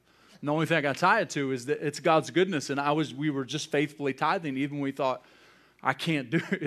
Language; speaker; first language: English; native; English